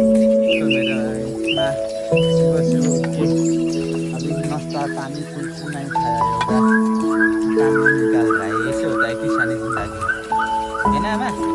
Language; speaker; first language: Hindi; non-native, learner; Nepali